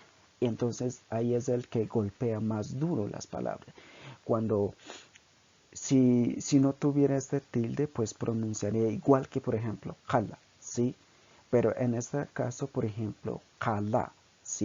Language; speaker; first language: Spanish; non-native, local second language; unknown